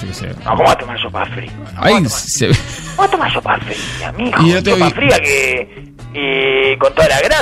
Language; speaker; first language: Spanish; native; Spanish